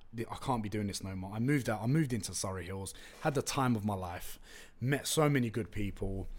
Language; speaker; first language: English; non-native, local second language; Turkish